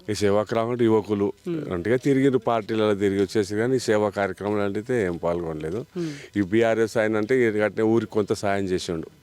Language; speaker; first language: Telugu; native; Telugu